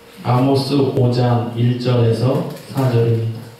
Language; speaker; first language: Korean; native; Korean